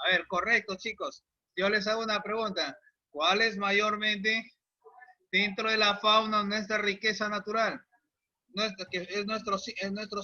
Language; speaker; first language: Spanish; native; Spanish